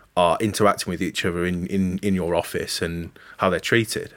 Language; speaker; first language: English; native; English